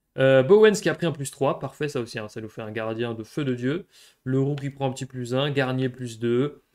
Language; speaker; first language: French; native; French